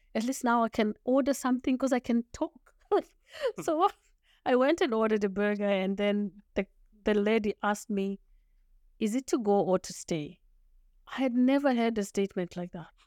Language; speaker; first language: English; non-native, local second language; Shona